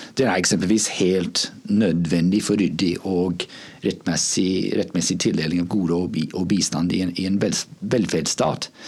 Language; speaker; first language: Norwegian; non-native, fluent; English